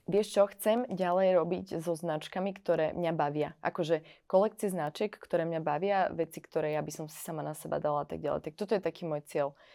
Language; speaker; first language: Slovak; native; Slovak